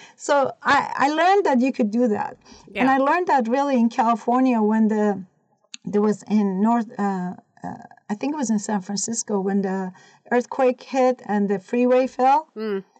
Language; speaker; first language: English; non-native, fluent; Persian